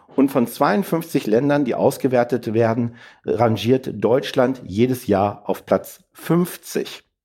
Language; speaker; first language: German; native; German